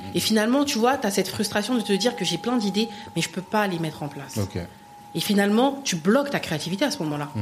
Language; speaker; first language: French; native; French